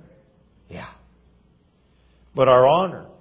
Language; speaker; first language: English; native; English